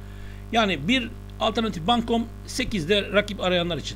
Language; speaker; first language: Turkish; native; Turkish